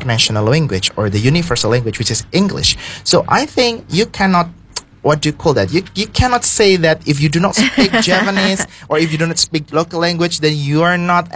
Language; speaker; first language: English; non-native, fluent; Indonesian